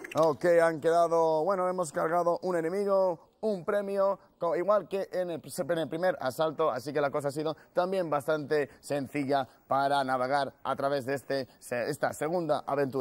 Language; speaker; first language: Spanish; native; Spanish